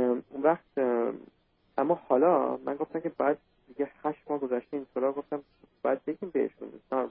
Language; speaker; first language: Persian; early bilingual, heritage; Persian